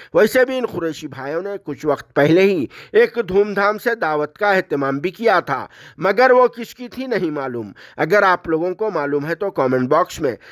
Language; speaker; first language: Hindi; non-native, local second language; Urdu